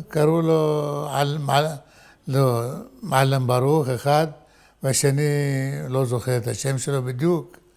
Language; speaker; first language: Hebrew; non-native, fluent; Arabic